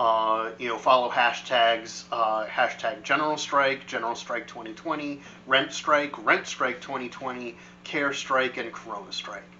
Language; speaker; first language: English; native; English